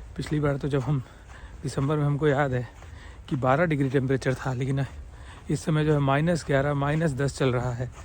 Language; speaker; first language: Hindi; native; Hindi